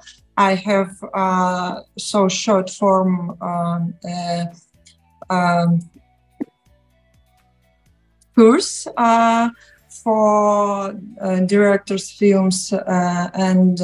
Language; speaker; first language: English; non-native, learner; Russian